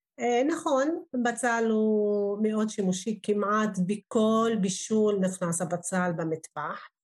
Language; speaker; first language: Hebrew; non-native, local second language; Arabic